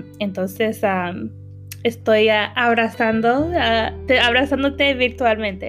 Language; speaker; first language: Spanish; early bilingual, heritage; Spanish